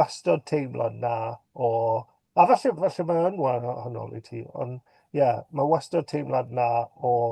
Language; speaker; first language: Welsh; native; Welsh